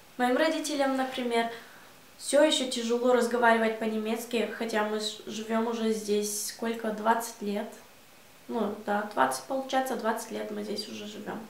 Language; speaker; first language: Russian; early bilingual, heritage; Russian